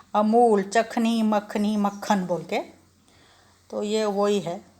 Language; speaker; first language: Hindi; non-native, local second language; Kannada